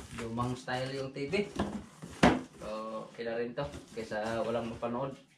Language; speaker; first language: Filipino; non-native, local second language; Cebuano